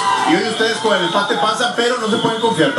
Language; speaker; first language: Spanish; native; Spanish